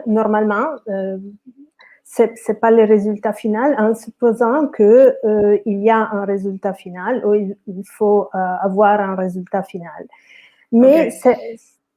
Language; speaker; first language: French; non-native, fluent; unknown